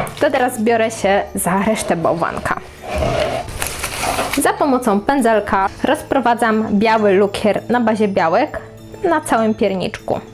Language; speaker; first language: Polish; native; Polish